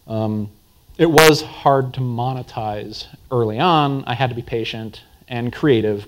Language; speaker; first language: English; native; English